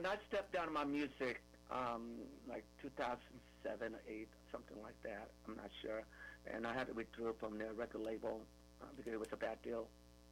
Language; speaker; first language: English; non-native, local second language; Filipino